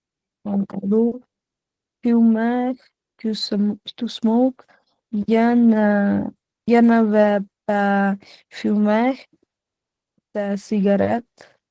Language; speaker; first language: French; non-native, learner; Punjabi